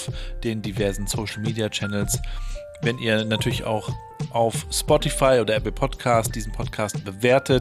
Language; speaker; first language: German; native; German